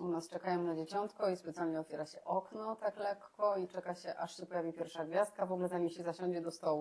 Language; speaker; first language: Polish; native; Polish